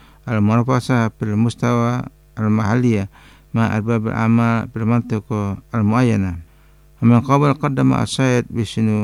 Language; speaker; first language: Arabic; non-native, fluent; Indonesian